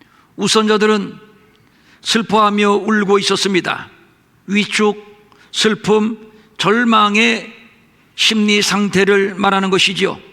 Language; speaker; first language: Korean; native; Korean